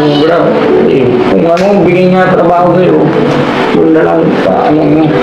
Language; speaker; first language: Filipino; non-native, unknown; Punjabi